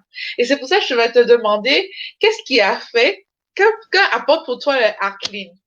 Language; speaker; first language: French; native; French